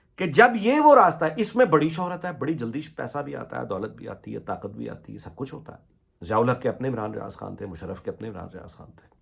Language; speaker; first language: Urdu; native; Urdu